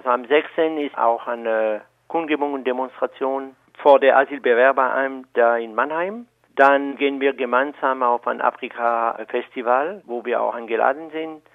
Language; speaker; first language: German; non-native, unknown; French